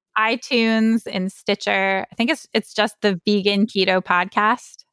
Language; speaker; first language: English; early bilingual, other home language; Polish